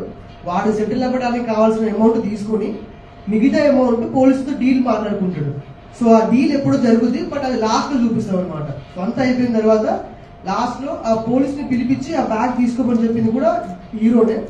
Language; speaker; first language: Telugu; native; Telugu